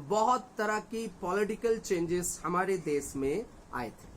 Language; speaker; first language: Hindi; non-native, local second language; Bangla